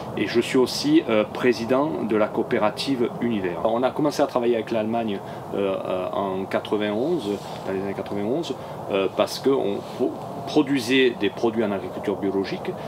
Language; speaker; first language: French; native; French